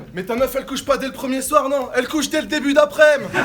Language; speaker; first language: French; native; French